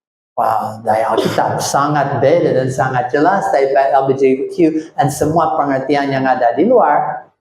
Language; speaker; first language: Indonesian; non-native, fluent; English